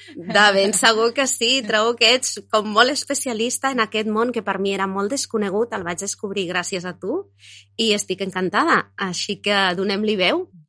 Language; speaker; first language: Catalan; native; Catalan